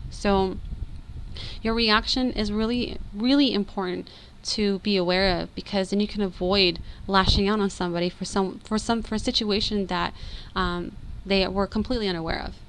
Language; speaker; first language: English; native; English